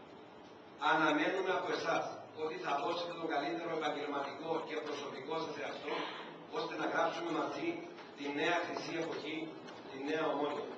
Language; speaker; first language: Greek; native; Greek